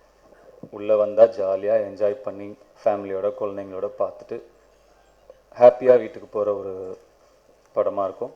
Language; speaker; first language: Tamil; native; Tamil